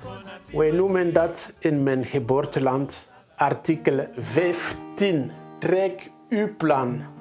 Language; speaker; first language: Dutch; non-native, fluent; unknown